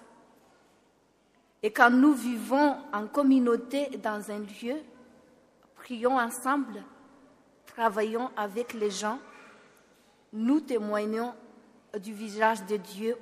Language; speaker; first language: French; non-native, local second language; Malagasy